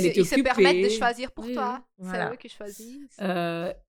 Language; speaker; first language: French; non-native, fluent; Portuguese